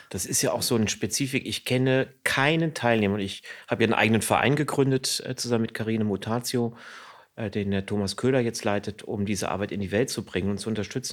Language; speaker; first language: German; native; German